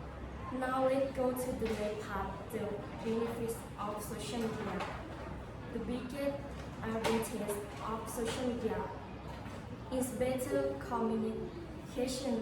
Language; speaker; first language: English; non-native, learner; Thai